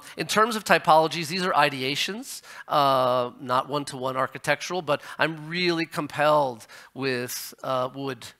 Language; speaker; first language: English; native; English